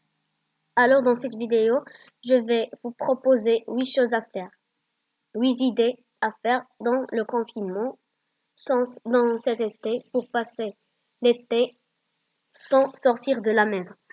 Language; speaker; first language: French; non-native, learner; Arabic